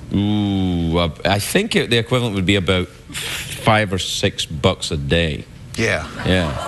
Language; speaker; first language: English; native; English